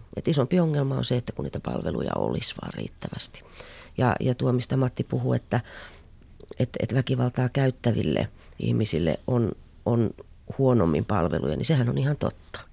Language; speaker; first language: Finnish; native; Finnish